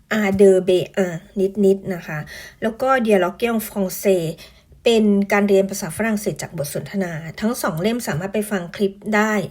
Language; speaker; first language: Thai; native; Thai